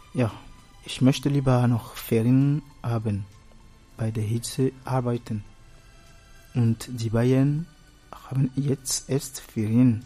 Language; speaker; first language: German; non-native, learner; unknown